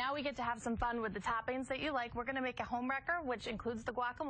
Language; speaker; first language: English; native; English